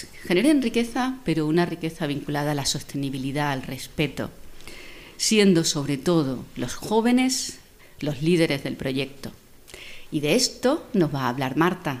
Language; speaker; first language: Spanish; native; Spanish